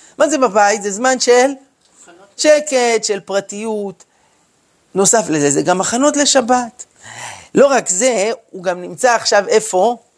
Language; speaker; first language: Hebrew; native; Hebrew